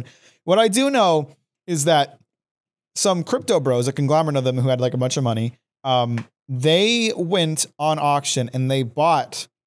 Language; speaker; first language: English; native; English